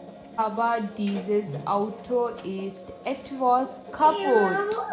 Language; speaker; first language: German; non-native, learner; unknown